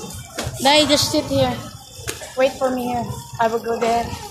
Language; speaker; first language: English; non-native, local second language; Cebuano